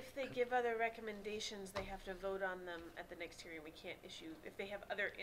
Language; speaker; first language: English; native; English